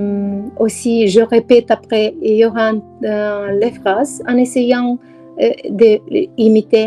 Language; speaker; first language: French; non-native, learner; Romanian